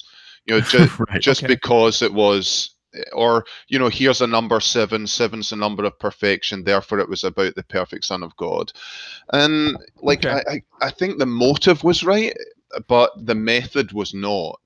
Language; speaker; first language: English; native; English